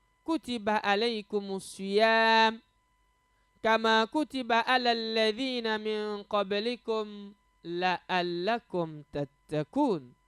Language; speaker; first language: Arabic; non-native, fluent; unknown